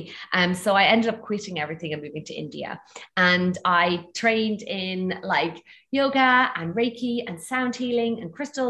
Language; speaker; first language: English; native; English